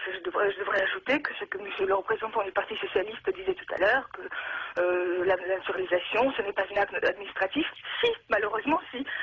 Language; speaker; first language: French; non-native, fluent; Russian